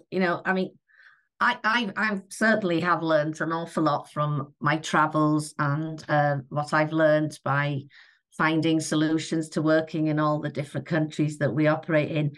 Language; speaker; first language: English; native; English